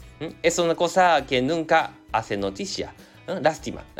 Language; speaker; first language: Spanish; non-native, learner; Japanese